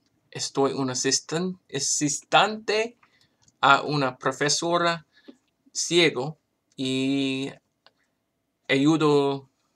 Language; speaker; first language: Spanish; non-native, learner; English